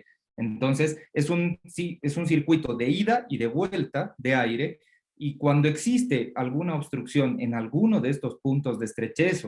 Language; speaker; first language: Spanish; native; Spanish